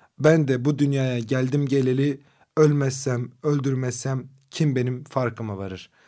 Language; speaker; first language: Turkish; non-native, local second language; Kurdish